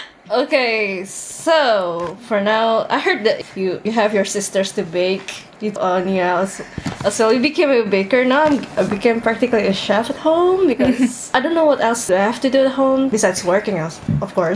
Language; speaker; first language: English; early bilingual, other home language; Indonesian